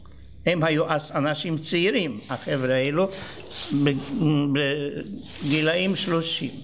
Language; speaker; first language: Hebrew; non-native, fluent; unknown